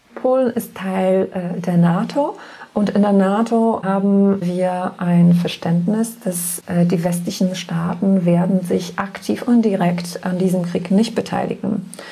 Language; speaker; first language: German; non-native, fluent; Polish